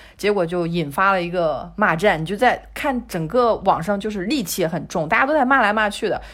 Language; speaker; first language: Chinese; native; Chinese